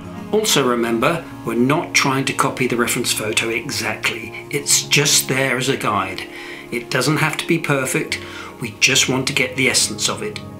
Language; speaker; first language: English; native; English